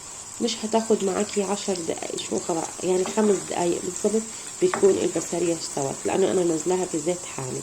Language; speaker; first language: Arabic; native; Arabic